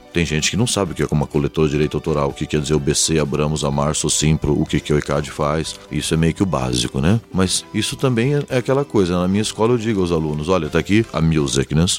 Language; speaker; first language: Portuguese; early bilingual, heritage; Portuguese